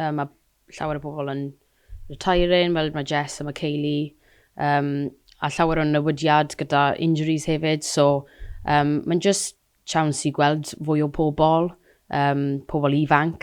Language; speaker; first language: Welsh; non-native, local second language; English